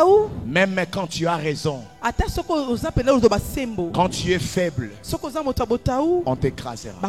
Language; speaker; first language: French; non-native, local second language; Lingala